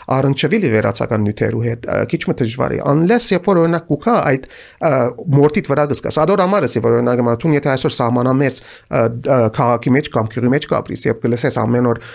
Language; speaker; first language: Armenian; native; Armenian